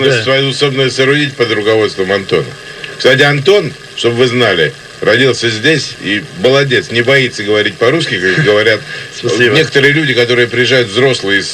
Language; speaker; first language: Russian; native; Russian